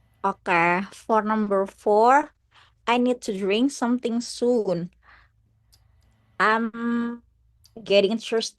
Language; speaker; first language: English; non-native, learner; Indonesian